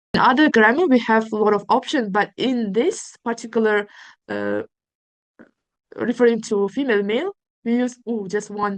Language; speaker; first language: English; non-native, fluent; Uzbek